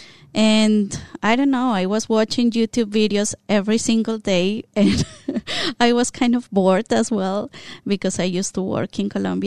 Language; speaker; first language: English; non-native, fluent; Spanish